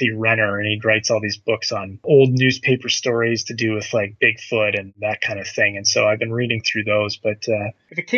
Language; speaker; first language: English; native; English